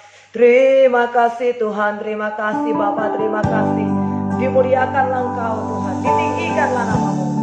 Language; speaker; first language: Indonesian; native; Indonesian